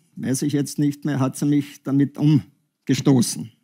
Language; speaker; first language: German; native; German